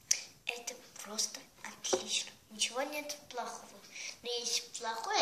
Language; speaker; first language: Russian; non-native, learner; Armenian